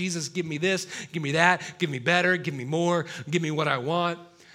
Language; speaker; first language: English; native; English